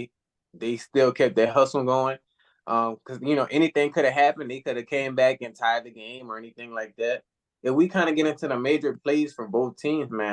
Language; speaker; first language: English; native; English